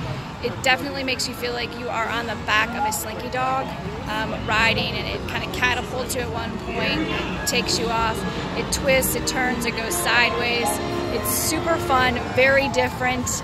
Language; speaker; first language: English; native; English